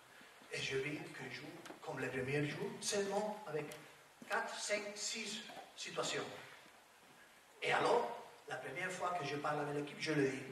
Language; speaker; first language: French; non-native, learner; Spanish